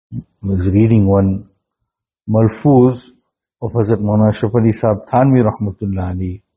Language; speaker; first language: English; native; English